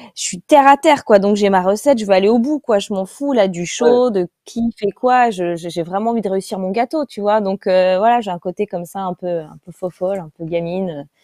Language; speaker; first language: French; native; French